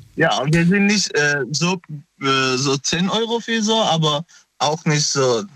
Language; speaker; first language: German; non-native, learner; Persian